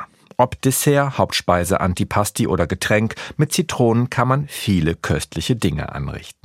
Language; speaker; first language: German; native; German